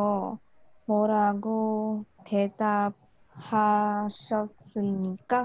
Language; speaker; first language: Korean; non-native, learner; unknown